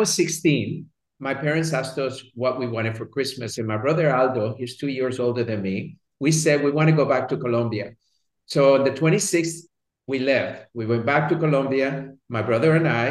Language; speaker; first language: English; early bilingual, other home language; Spanish